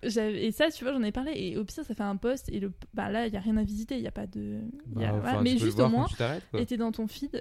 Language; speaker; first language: French; native; French